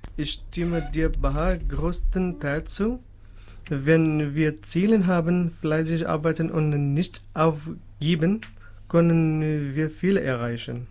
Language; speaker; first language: German; non-native, fluent; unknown